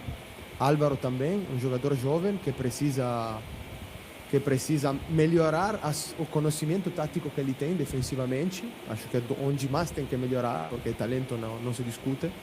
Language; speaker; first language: Portuguese; non-native, fluent; Italian